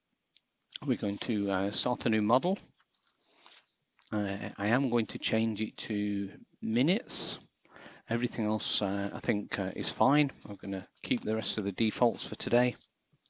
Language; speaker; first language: English; native; English